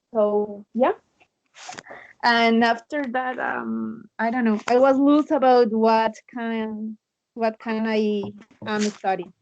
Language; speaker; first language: English; non-native, learner; Spanish